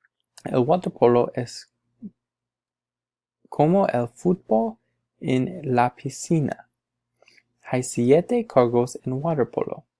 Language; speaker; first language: Spanish; non-native, learner; English